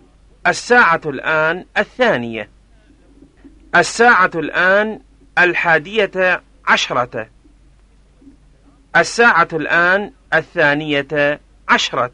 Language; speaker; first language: Arabic; non-native, fluent; Persian